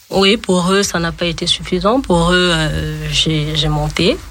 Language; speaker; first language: French; non-native, local second language; Lingala